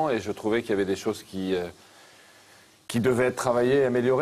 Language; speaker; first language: French; native; French